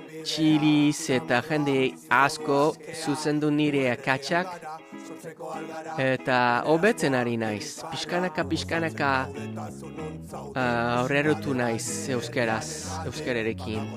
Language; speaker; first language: Basque; non-native, learner; English